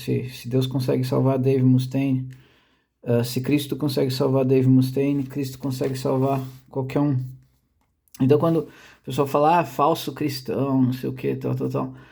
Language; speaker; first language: Portuguese; native; Portuguese